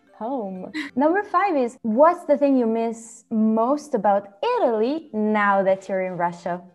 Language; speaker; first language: English; non-native, fluent; Italian